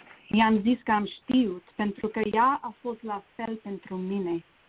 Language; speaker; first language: Romanian; early bilingual, heritage; Romanian